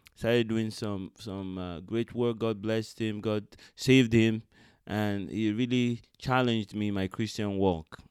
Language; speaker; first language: English; non-native, local second language; Yoruba